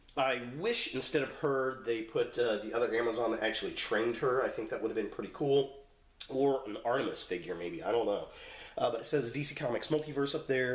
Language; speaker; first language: English; native; English